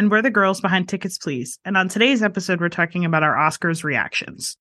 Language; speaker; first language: English; native; English